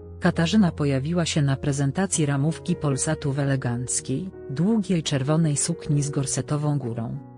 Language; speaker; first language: Polish; native; Polish